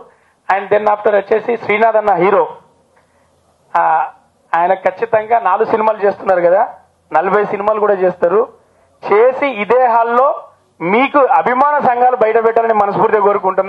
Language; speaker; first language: Telugu; native; Telugu